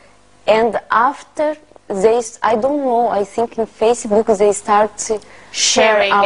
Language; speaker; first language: English; non-native, learner; Portuguese